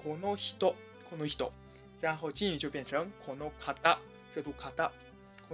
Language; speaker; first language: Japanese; non-native, fluent; Chinese